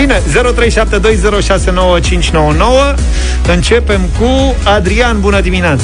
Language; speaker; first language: Romanian; native; Romanian